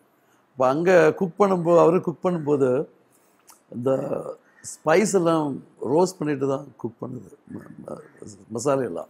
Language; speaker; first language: Tamil; non-native, learner; Malayalam